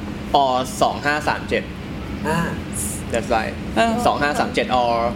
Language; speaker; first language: English; non-native, learner; Thai